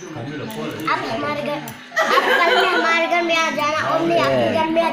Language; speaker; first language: Hindi; non-native, local second language; Mizo